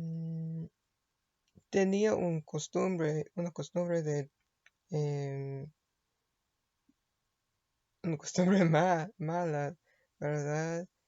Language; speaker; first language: Spanish; non-native, learner; English